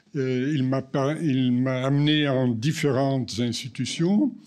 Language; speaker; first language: French; non-native, fluent; Dutch